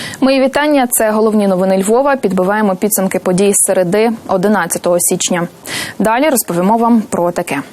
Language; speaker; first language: Ukrainian; native; Ukrainian